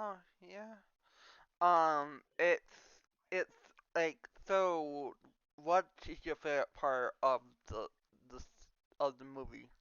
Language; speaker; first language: English; non-native, learner; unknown